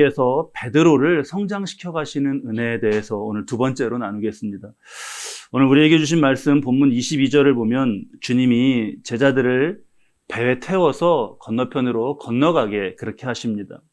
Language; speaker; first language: Korean; native; Korean